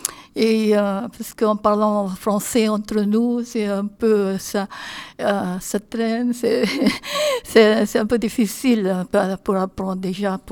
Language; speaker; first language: French; non-native, learner; Filipino